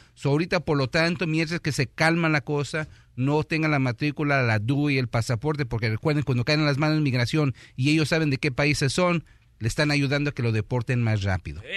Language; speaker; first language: Spanish; early bilingual, heritage; Spanish